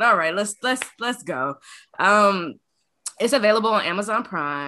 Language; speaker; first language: English; native; English